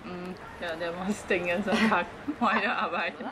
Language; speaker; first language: German; non-native, learner; Burmese